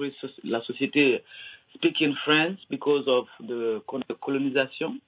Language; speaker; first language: English; non-native, learner; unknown